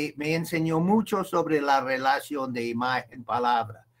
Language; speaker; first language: Spanish; non-native, fluent; English